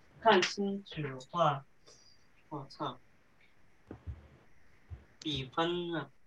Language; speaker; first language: Chinese; early bilingual, heritage; Chinese